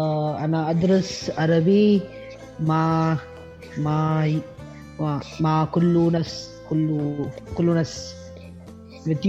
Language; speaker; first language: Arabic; non-native, learner; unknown